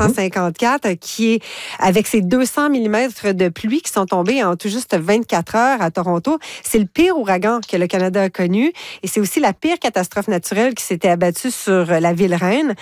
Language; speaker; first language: French; native; French